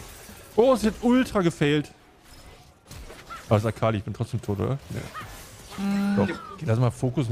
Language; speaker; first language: German; native; German